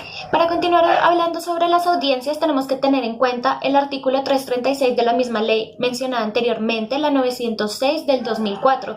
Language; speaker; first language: Spanish; native; Spanish